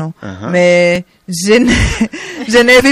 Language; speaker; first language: French; non-native, learner; Portuguese